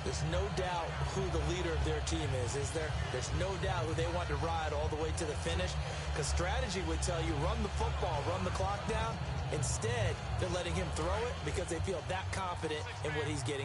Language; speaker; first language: English; native; English